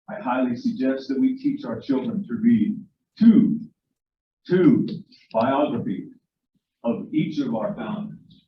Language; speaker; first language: English; native; English